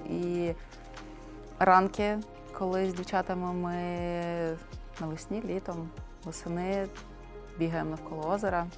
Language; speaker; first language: Ukrainian; non-native, local second language; Russian